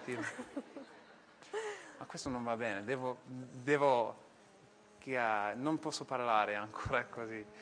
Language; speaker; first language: Italian; non-native, fluent; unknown